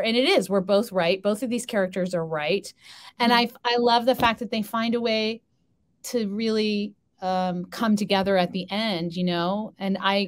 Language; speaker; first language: English; native; English